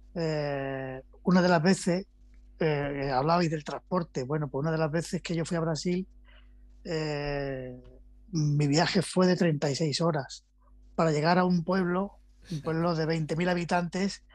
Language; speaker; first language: Spanish; native; Spanish